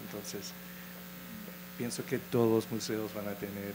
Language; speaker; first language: Spanish; non-native, fluent; English